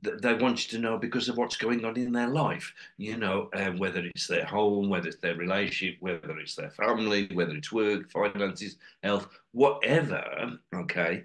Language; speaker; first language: English; native; English